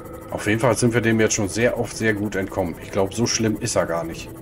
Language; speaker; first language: German; native; German